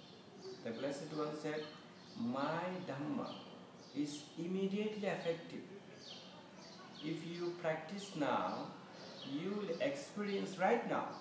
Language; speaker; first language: English; non-native, fluent; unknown